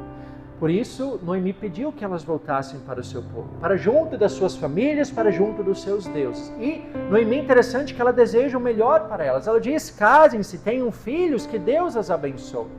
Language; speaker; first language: Portuguese; native; Portuguese